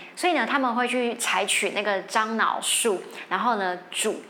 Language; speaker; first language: Chinese; native; Chinese